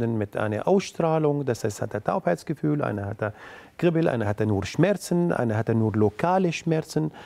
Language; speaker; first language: German; non-native, fluent; Arabic